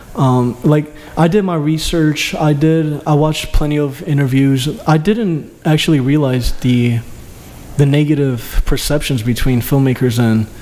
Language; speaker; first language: English; early bilingual, other home language; Albanian